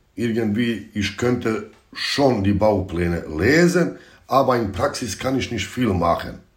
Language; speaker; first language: German; non-native, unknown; Bosnian